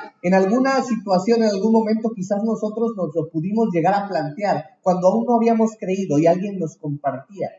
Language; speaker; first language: Spanish; native; Spanish